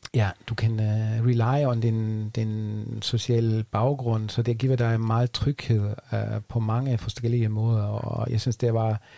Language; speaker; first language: Danish; non-native, fluent; German